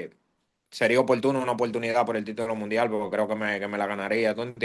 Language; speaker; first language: Spanish; native; Spanish